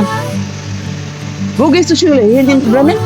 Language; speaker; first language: German; non-native, learner; Filipino